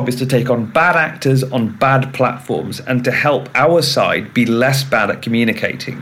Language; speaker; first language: English; native; English